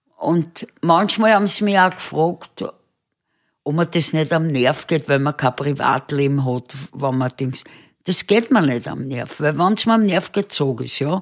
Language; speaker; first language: German; native; German